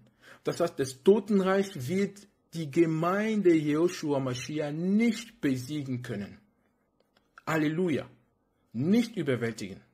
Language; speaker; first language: German; non-native, fluent; French